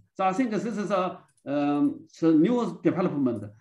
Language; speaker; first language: English; non-native, learner; Chinese